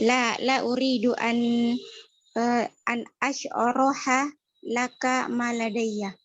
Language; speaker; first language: Arabic; non-native, learner; Indonesian